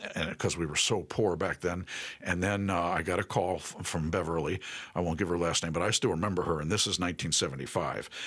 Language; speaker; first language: English; native; English